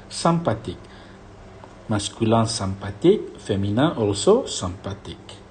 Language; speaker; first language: French; non-native, fluent; Malay